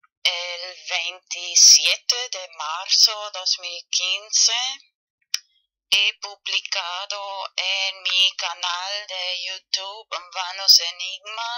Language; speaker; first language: Spanish; non-native, fluent; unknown